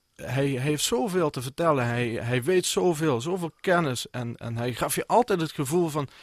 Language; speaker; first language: Dutch; native; Dutch